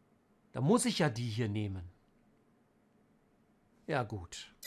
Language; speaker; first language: German; native; German